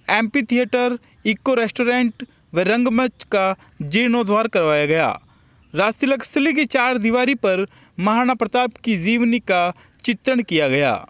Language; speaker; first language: Hindi; native; Hindi